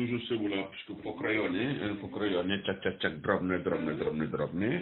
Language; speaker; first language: Polish; non-native, learner; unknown